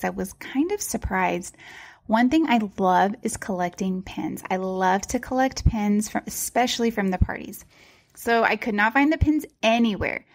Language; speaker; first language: English; native; English